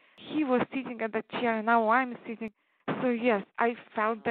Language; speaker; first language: English; non-native, fluent; Tatar